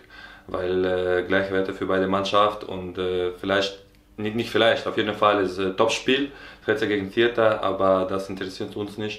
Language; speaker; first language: German; non-native, learner; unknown